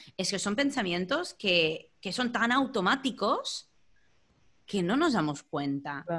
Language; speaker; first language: Spanish; non-native, fluent; English